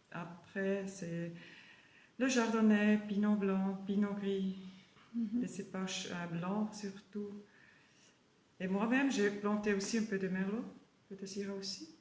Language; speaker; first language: French; non-native, learner; German